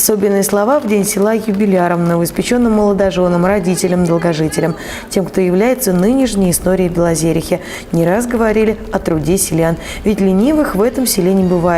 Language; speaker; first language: Russian; native; Russian